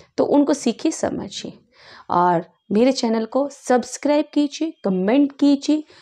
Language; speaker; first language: Hindi; native; Hindi